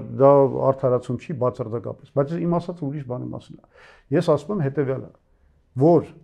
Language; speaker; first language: Armenian; native; Armenian